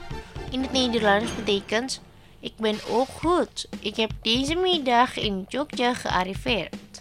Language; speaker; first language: Dutch; non-native, learner; Indonesian